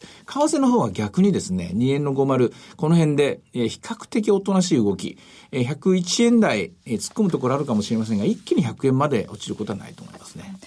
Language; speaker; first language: Japanese; native; Japanese